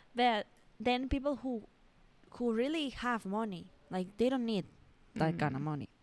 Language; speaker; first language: English; non-native, learner; Spanish